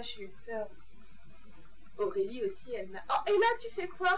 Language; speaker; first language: French; native; French